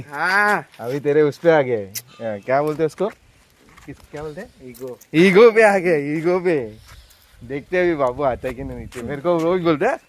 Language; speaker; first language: Hindi; non-native, local second language; Marathi